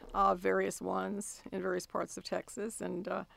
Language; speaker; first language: English; native; English